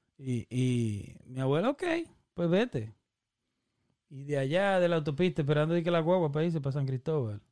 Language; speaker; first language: Spanish; early bilingual, heritage; Spanish